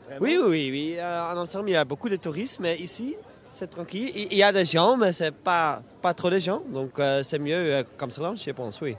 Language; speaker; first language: French; non-native, learner; Dutch